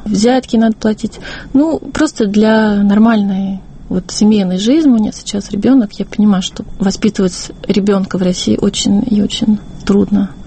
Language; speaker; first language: Russian; non-native, fluent; French